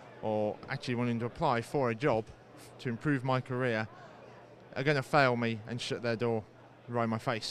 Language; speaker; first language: English; native; English